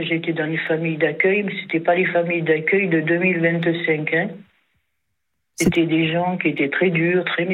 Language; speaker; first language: French; native; French